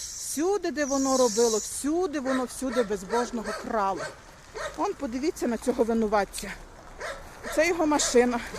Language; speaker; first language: Ukrainian; native; Ukrainian